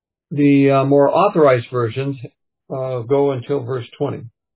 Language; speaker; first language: English; native; English